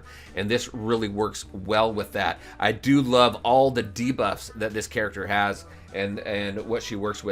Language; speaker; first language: English; native; English